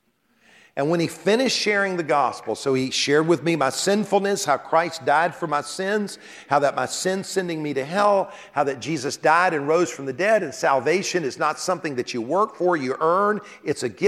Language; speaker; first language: English; native; English